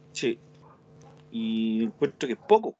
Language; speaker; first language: Spanish; native; Spanish